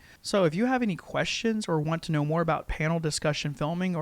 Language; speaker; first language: English; native; English